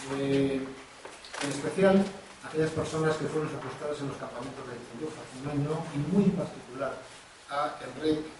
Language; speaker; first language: Spanish; native; Spanish